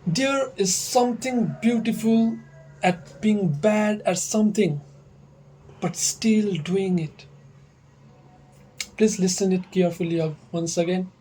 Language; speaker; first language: English; non-native, local second language; Nepali